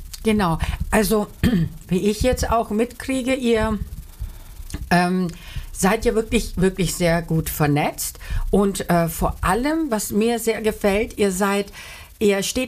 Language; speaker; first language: German; early bilingual, other home language; Turkish